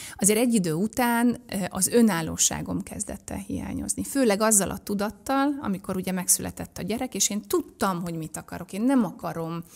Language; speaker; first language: Hungarian; native; Hungarian